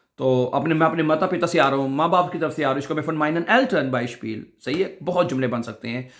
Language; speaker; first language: Urdu; non-native, local second language; Punjabi